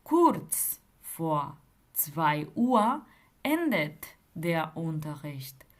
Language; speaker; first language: German; non-native, fluent; Spanish